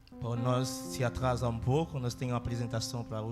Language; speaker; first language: Portuguese; non-native, learner; Haitian Creole